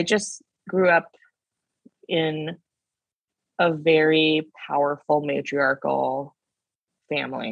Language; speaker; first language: English; native; English